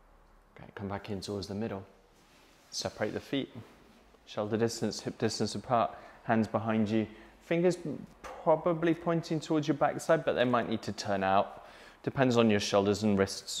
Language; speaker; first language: English; native; English